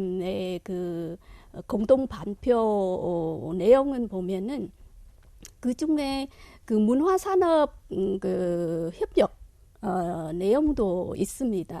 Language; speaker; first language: Korean; non-native, fluent; Vietnamese